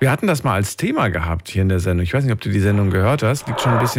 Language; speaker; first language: German; native; German